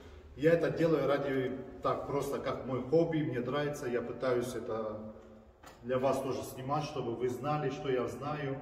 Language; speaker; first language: Russian; early bilingual, heritage; Russian